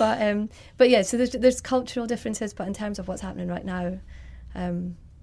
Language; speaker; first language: English; native; English